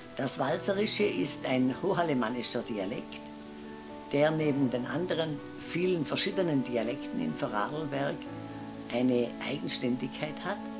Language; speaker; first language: German; native; German